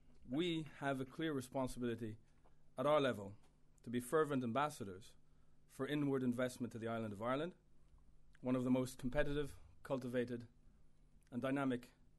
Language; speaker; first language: English; native; English